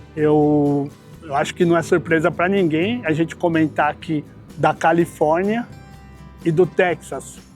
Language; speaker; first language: Portuguese; native; Portuguese